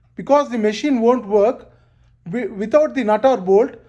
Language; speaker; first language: English; non-native, local second language; Telugu